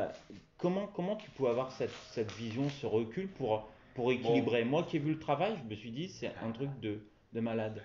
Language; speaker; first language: French; native; French